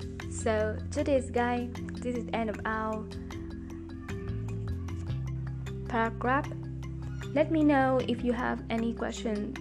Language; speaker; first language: English; non-native, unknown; Vietnamese